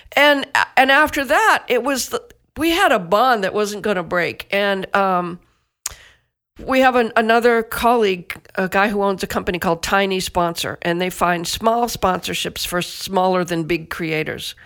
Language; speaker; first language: English; native; English